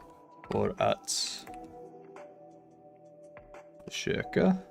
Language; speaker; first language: Swedish; non-native, learner; English